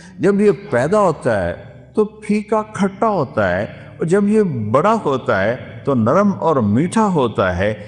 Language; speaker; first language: Urdu; non-native, local second language; Punjabi